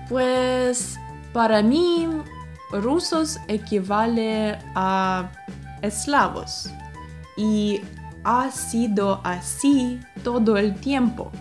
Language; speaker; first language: Spanish; non-native, fluent; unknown